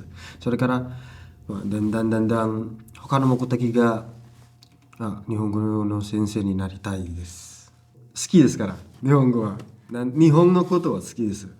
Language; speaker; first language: Japanese; non-native, learner; Indonesian